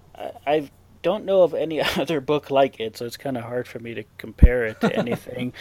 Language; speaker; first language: English; non-native, fluent; Hebrew